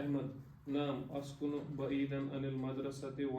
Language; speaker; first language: Arabic; non-native, learner; Urdu